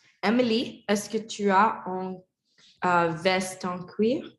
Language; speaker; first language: French; non-native, learner; Spanish